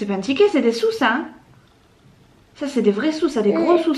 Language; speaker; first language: French; native; French